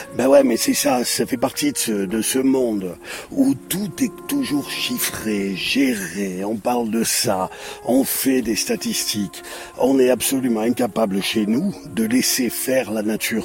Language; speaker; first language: French; native; French